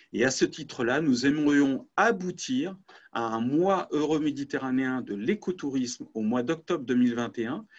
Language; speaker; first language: French; native; French